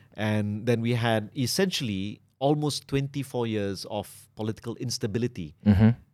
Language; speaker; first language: English; non-native, local second language; Malay